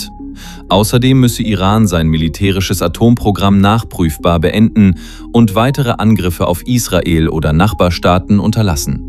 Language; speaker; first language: German; native; German